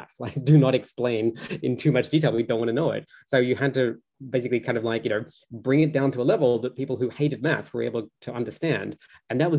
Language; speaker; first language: English; native; English